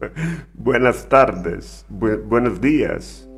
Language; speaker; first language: Spanish; non-native, learner; Italian